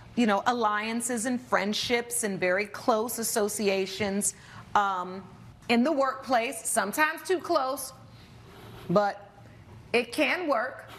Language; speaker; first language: English; native; English